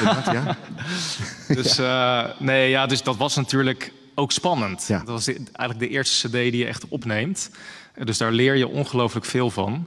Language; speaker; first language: Dutch; native; Dutch